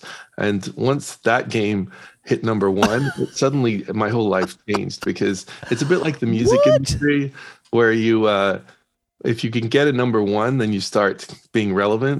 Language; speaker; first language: English; native; English